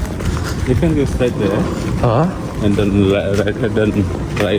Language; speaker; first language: English; non-native, learner; Indonesian